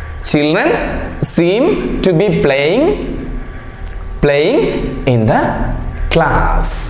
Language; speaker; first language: English; non-native, local second language; Malayalam